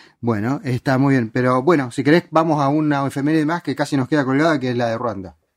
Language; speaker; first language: Spanish; native; Spanish